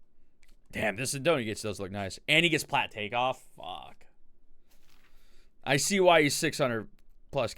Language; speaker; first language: English; native; English